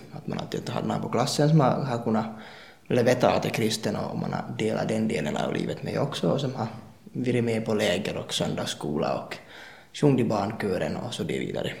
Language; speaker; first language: Swedish; native; Swedish